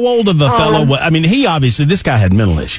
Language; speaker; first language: English; native; English